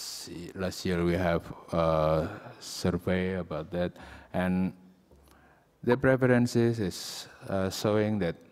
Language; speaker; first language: English; non-native, learner; Indonesian